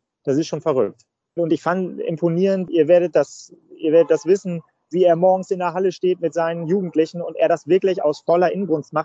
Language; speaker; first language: German; native; German